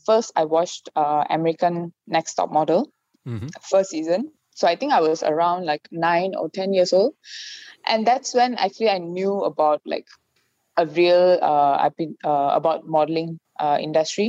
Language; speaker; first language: English; non-native, local second language; Tamil